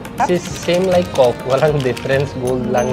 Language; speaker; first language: Filipino; non-native, learner; Punjabi